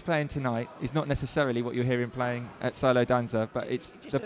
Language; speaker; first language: English; native; English